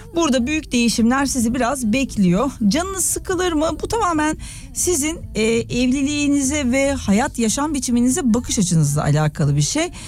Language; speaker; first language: Turkish; native; Turkish